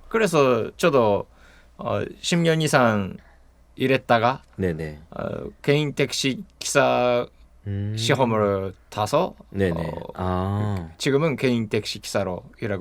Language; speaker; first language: Korean; non-native, fluent; Japanese